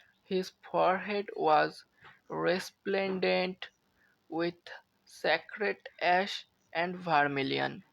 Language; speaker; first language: English; non-native, local second language; Bangla